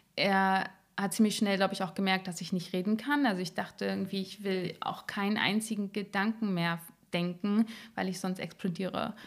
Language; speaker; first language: German; native; German